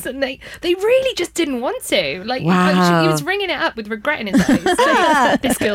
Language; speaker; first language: English; native; English